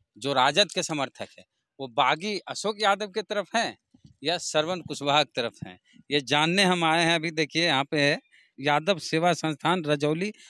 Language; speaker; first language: Hindi; native; Hindi